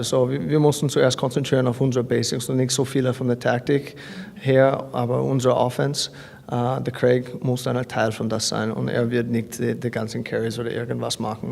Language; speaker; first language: German; non-native, fluent; English